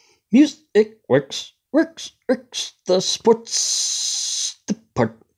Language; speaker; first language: English; native; English